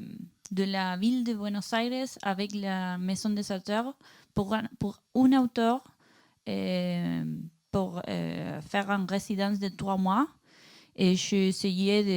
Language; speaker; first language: French; non-native, learner; Spanish